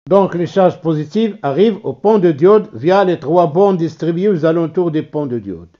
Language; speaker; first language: French; non-native, local second language; Arabic